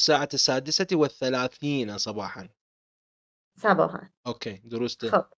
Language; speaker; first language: Arabic; non-native, fluent; Persian